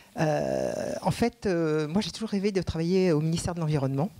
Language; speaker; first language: French; native; French